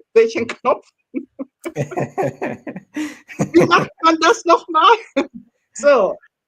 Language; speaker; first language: German; non-native, fluent; Ganda